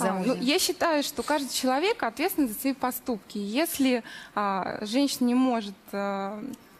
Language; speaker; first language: Russian; native; Russian